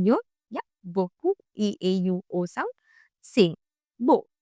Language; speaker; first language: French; non-native, fluent; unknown